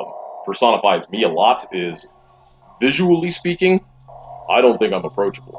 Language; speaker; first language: English; native; English